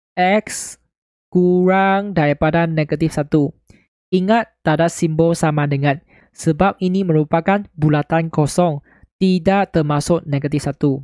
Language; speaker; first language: Malay; non-native, local second language; Chinese